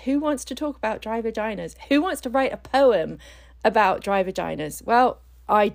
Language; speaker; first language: English; native; English